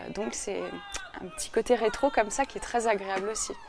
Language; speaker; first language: French; native; French